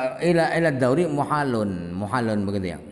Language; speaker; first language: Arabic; non-native, fluent; Indonesian